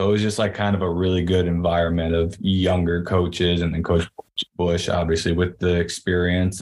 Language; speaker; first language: English; native; English